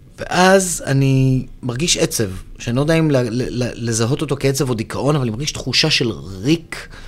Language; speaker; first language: Hebrew; native; Hebrew